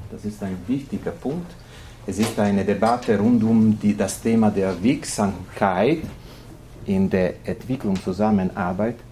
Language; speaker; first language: German; non-native, fluent; Italian